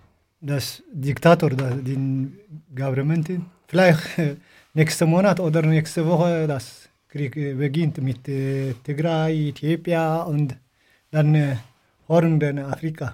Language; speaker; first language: German; non-native, learner; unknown